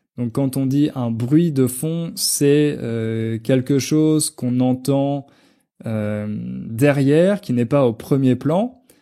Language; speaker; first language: French; native; French